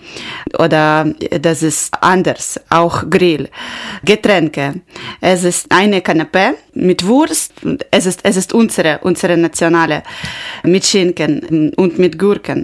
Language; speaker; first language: German; non-native, learner; Ukrainian